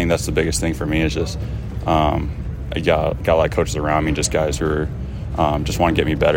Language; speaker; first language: English; native; English